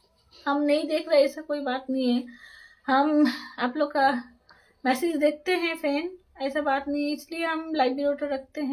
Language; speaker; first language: Hindi; non-native, local second language; Bangla